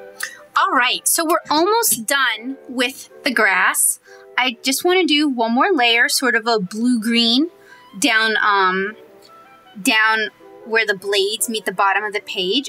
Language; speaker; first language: English; native; English